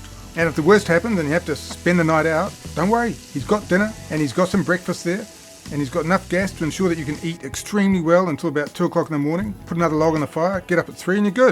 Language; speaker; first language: English; native; English